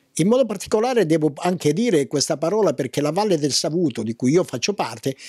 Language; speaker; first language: Italian; native; Italian